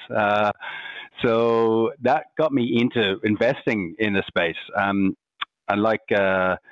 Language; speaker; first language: English; native; English